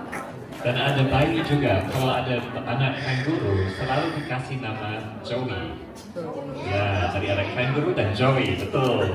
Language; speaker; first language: Indonesian; non-native, fluent; English